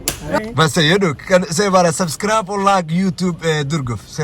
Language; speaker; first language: Swedish; non-native, learner; Somali